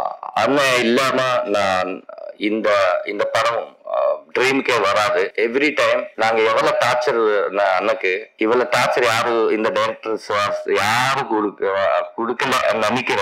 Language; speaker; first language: Tamil; non-native, learner; Telugu